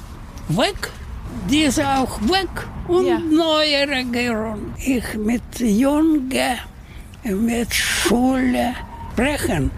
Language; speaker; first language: German; non-native, learner; Russian